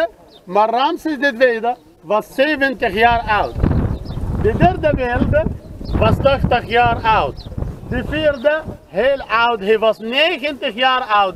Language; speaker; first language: Dutch; non-native, learner; Arabic